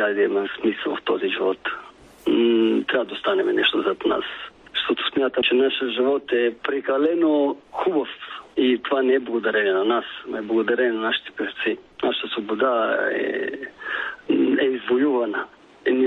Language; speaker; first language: Bulgarian; non-native, fluent; Italian